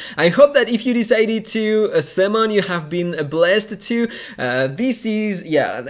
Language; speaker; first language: English; non-native, fluent; French